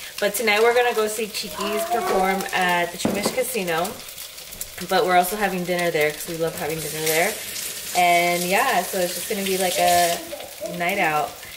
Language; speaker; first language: English; early bilingual, other home language; Spanish